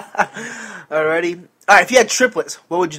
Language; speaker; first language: English; native; English